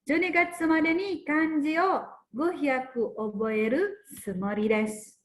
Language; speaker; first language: Japanese; non-native, learner; Indonesian